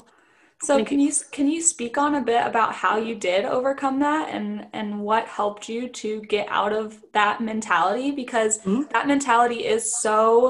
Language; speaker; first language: English; native; English